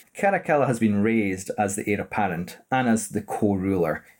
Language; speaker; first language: English; native; English